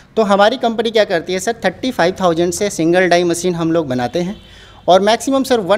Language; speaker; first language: Hindi; native; Hindi